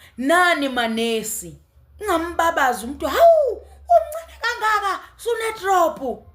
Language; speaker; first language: Zulu; native; Zulu